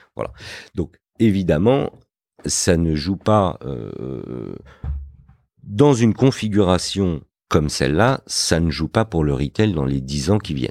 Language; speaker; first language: French; early bilingual, other home language; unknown